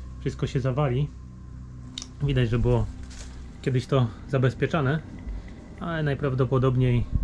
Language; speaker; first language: Polish; native; Polish